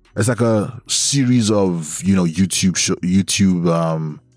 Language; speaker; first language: English; non-native, local second language; Yoruba